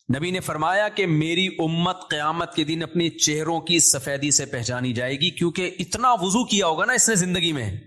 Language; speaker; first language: Urdu; native; Urdu